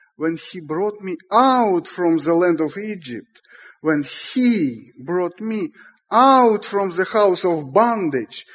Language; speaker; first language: English; non-native, fluent; Russian